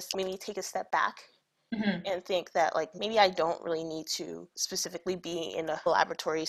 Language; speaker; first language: English; early bilingual, other home language; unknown